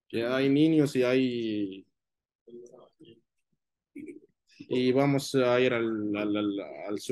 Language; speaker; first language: Spanish; non-native, fluent; Arabic